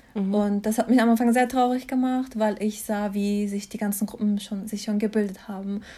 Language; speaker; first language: German; early bilingual, other home language; Turkish